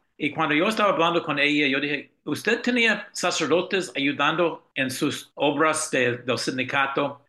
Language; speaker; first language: Spanish; non-native, fluent; English